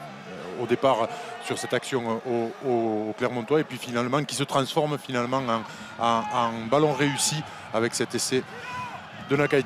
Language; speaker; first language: French; native; French